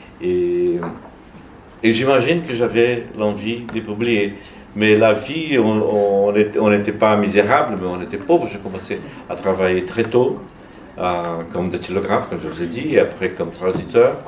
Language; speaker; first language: French; non-native, learner; Portuguese